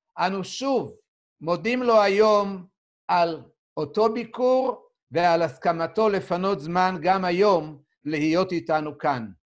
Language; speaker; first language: Hebrew; native; Hebrew